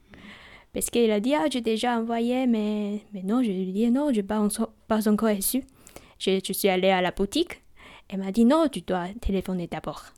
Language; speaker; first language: French; non-native, fluent; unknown